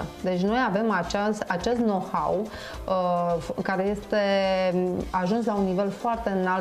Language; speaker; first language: Romanian; native; Romanian